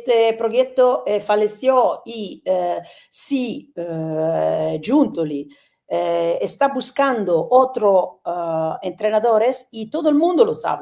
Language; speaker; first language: Spanish; non-native, learner; Italian